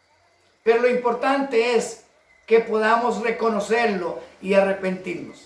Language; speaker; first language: Spanish; native; Spanish